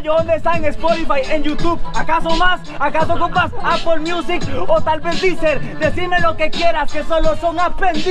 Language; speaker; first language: Spanish; native; Spanish